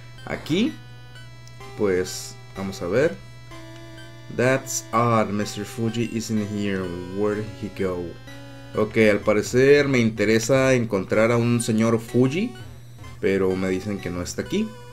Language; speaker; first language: Spanish; native; Spanish